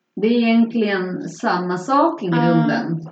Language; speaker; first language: Swedish; non-native, fluent; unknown